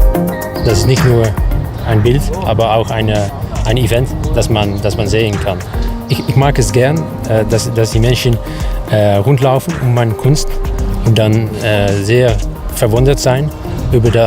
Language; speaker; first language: German; non-native, fluent; Dutch